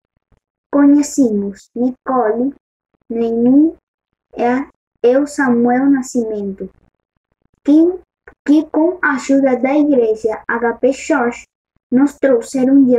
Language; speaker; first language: Portuguese; early bilingual, other home language; Spanish